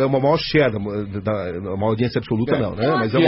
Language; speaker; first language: Portuguese; native; Portuguese